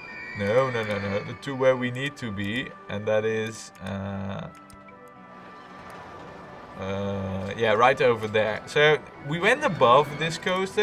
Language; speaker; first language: English; non-native, fluent; Dutch